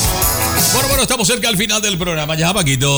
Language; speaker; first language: Spanish; native; Spanish